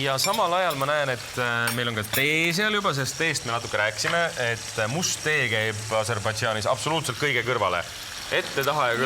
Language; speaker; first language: Estonian; native; Estonian